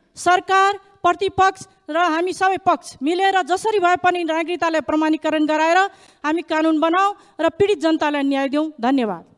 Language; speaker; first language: Nepali; non-native, local second language; Maithili